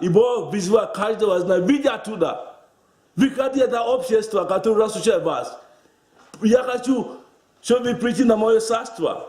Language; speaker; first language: Russian; non-native, learner; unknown